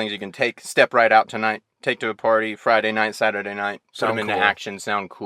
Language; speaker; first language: English; native; English